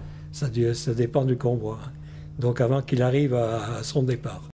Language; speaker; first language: French; native; French